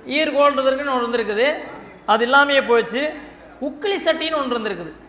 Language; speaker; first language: Tamil; native; Tamil